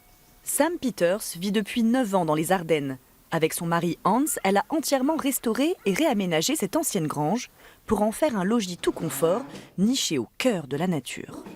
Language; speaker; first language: French; native; French